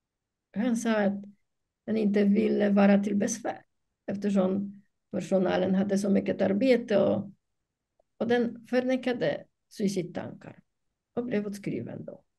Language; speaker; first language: Swedish; non-native, fluent; Polish